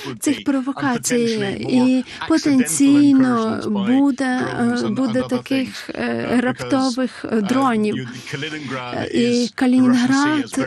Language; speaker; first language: Ukrainian; non-native, fluent; English